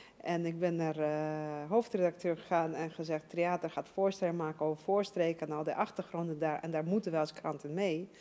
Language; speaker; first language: Dutch; non-native, fluent; Russian